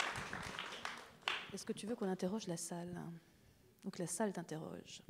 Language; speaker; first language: French; native; French